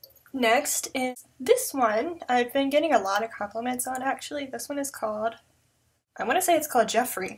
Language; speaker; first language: English; native; English